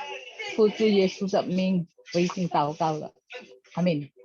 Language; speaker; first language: Chinese; non-native, learner; Indonesian